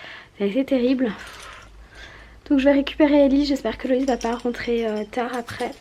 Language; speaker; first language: French; native; French